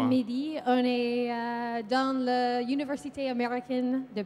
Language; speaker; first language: French; non-native, fluent; English